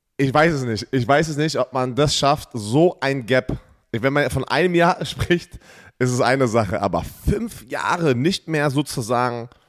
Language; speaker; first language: German; native; German